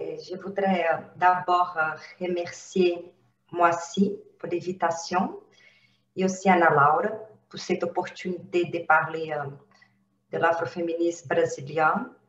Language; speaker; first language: French; non-native, fluent; Portuguese